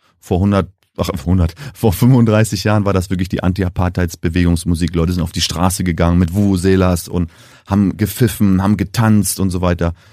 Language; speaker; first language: German; early bilingual, heritage; German